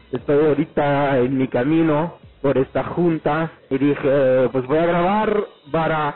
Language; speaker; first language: Spanish; non-native, fluent; Arabic